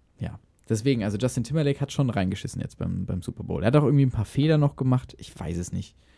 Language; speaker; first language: German; native; German